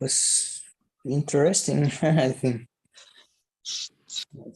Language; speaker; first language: English; non-native, learner; Spanish